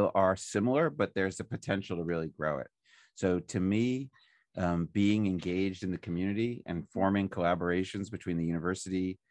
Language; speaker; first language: English; native; English